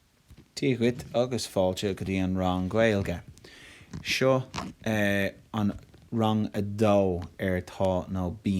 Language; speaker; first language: Irish; non-native, local second language; English